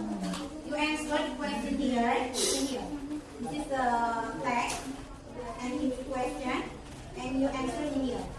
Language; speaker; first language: English; non-native, learner; Indonesian